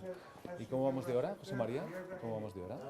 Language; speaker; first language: Spanish; native; Spanish